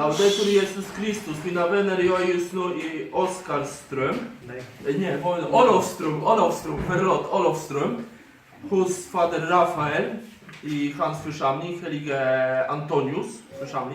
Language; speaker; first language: Swedish; non-native, fluent; Polish